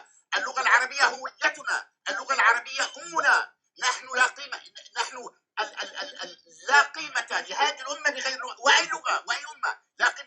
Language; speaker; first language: Arabic; native; Arabic